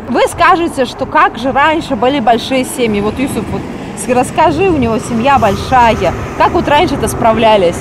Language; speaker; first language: Russian; native; Russian